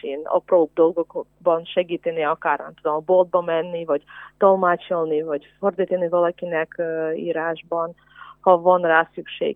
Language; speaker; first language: Hungarian; non-native, fluent; Ukrainian